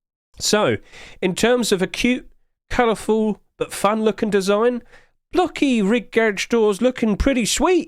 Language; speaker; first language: English; native; English